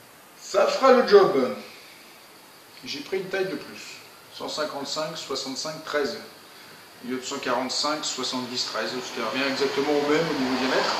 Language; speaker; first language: French; native; French